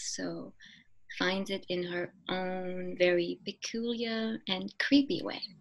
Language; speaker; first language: English; non-native, fluent; French